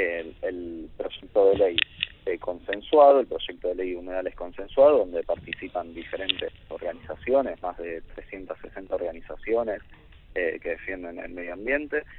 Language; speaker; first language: Spanish; native; Spanish